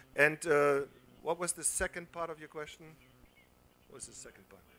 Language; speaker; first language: English; non-native, fluent; German